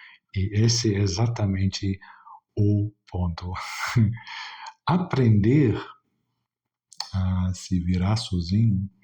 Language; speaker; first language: Portuguese; non-native, fluent; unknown